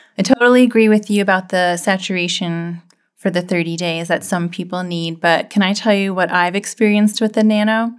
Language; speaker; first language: English; native; English